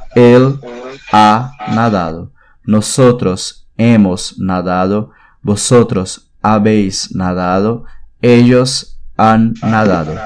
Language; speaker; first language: Spanish; non-native, fluent; Portuguese